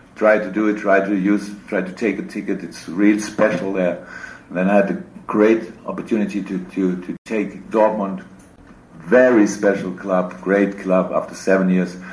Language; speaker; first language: English; non-native, fluent; German